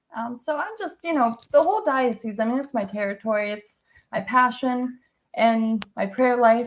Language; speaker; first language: English; native; English